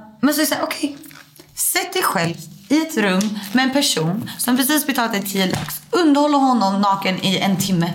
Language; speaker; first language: Swedish; native; Swedish